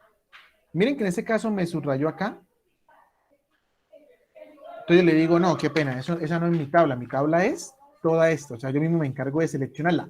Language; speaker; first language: Spanish; native; Spanish